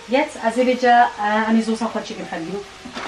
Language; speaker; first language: German; non-native, learner; Kurdish